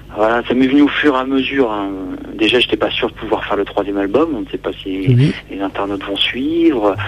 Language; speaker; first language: French; native; French